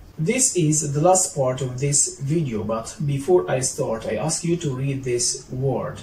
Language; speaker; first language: English; non-native, fluent; Arabic